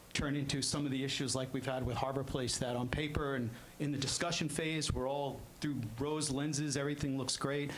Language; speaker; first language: English; native; English